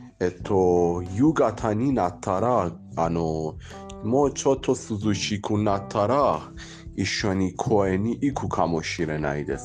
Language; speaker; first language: Japanese; non-native, learner; Persian